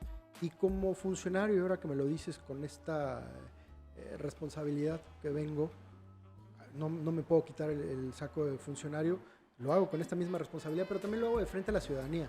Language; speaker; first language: Spanish; native; Spanish